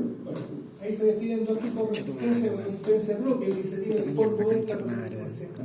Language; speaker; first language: Spanish; native; Spanish